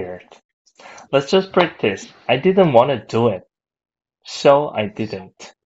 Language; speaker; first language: English; non-native, fluent; Korean